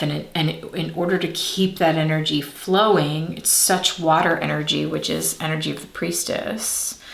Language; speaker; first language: English; native; English